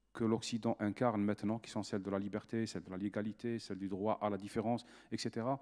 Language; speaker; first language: French; non-native, local second language; Arabic